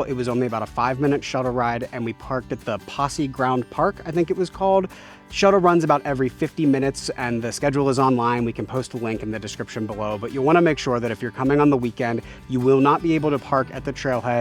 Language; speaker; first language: English; native; English